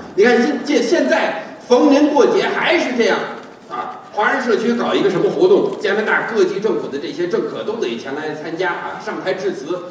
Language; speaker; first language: Chinese; non-native, fluent; English